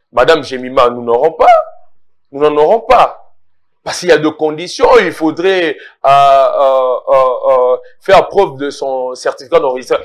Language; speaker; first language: French; non-native, local second language; Lingala